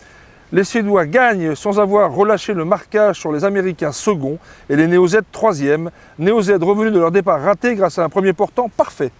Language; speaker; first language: French; native; French